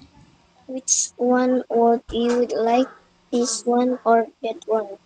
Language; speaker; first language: English; non-native, learner; Indonesian